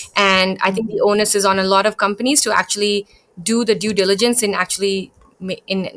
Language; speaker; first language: English; early bilingual, other home language; Thai